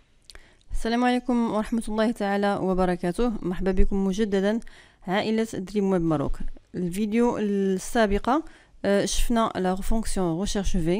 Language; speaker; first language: Arabic; native; Arabic